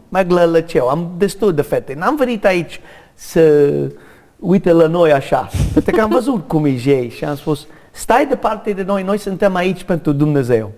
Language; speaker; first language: Romanian; non-native, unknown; English